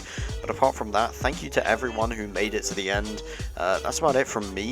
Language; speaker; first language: English; native; English